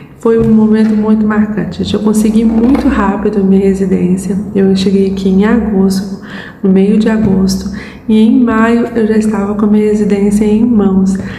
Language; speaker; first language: Portuguese; native; Portuguese